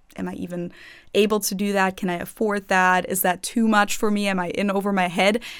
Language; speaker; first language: English; non-native, fluent; German